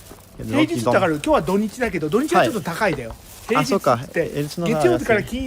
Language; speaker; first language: Japanese; native; Japanese